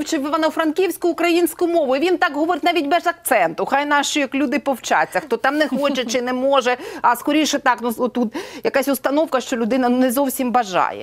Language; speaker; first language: Ukrainian; native; Ukrainian